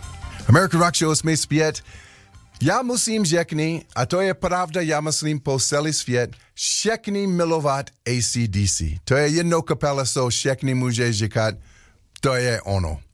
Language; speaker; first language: Czech; non-native, learner; English